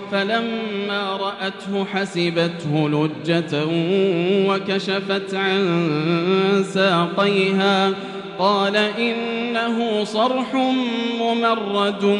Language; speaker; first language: Arabic; native; Arabic